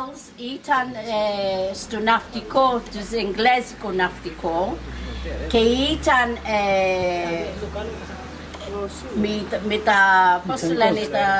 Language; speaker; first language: Greek; non-native, fluent; English